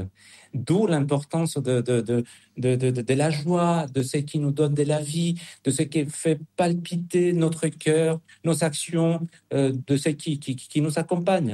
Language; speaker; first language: French; non-native, fluent; Spanish